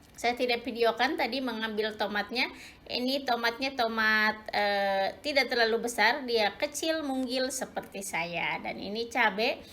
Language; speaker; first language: Indonesian; native; Indonesian